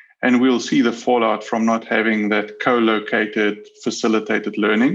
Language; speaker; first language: English; non-native, local second language; Afrikaans